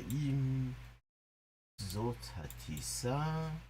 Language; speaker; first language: Hebrew; non-native, learner; English